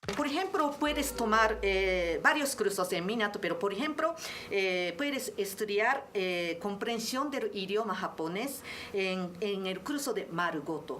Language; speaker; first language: Spanish; non-native, learner; Japanese